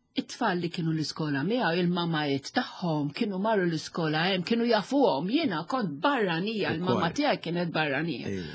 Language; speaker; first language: Maltese; non-native, local second language; English